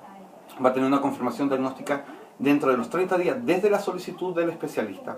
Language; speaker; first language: Spanish; native; Spanish